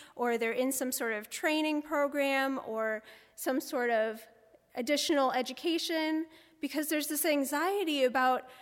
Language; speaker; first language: English; native; English